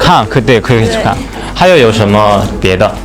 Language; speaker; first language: Chinese; non-native, learner; Korean